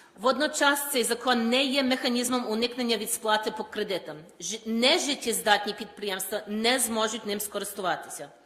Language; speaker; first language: Ukrainian; early bilingual, heritage; Ukrainian